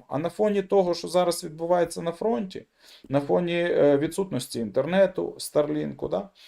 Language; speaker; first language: Ukrainian; non-native, local second language; Russian